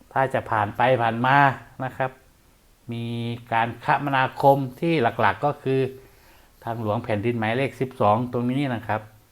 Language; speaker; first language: Thai; non-native, local second language; Northeastern Thai